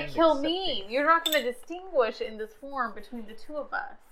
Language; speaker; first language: English; native; English